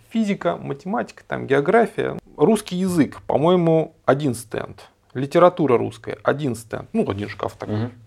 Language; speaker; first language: Russian; native; Russian